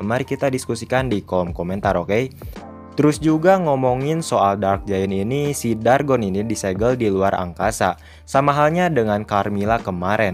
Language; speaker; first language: Indonesian; native; Indonesian